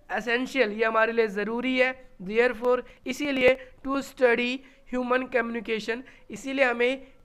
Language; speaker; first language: Hindi; native; Hindi